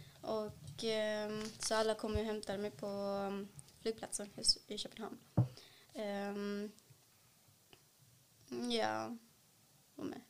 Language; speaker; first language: Swedish; early bilingual, other home language; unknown